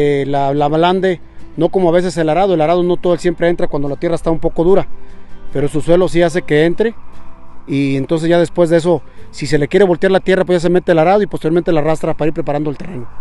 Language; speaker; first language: Spanish; native; Spanish